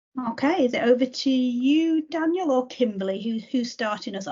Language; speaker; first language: English; native; English